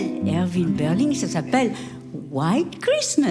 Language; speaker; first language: French; native; French